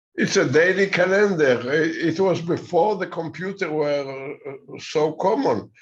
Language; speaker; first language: English; non-native, fluent; Hebrew